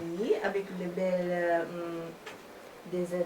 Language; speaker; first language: French; non-native, learner; Japanese